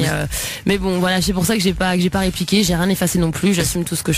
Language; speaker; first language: French; native; French